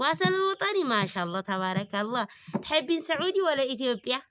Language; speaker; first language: Arabic; early bilingual, other home language; Amharic